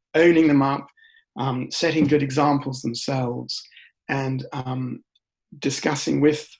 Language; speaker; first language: English; native; English